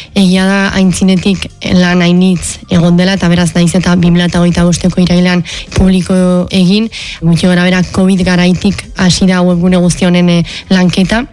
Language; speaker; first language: Basque; native; Basque